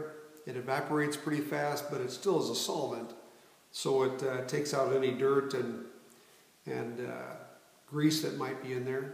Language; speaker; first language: English; native; English